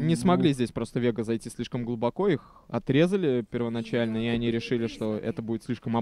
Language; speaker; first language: Russian; native; Russian